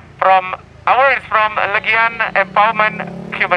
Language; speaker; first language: English; non-native, fluent; Indonesian